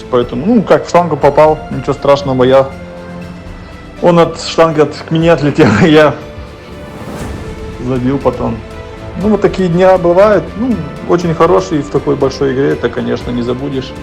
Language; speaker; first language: Russian; early bilingual, heritage; German